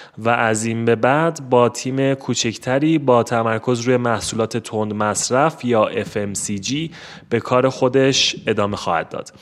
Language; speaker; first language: Persian; native; Persian